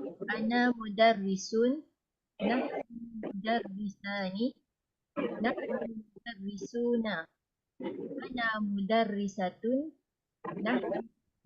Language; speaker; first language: Arabic; non-native, learner; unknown